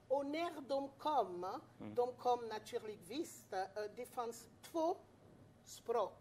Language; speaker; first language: Swedish; non-native, fluent; French